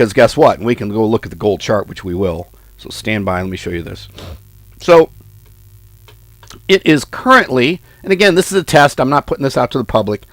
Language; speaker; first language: English; native; English